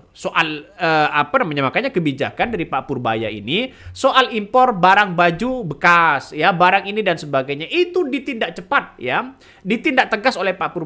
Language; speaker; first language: Indonesian; native; Indonesian